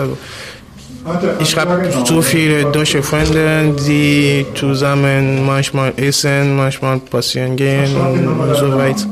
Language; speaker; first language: German; non-native, learner; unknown